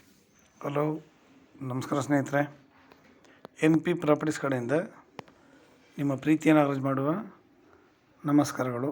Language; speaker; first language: Kannada; native; Kannada